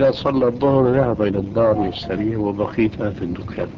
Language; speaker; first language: Arabic; early bilingual, other home language; Albanian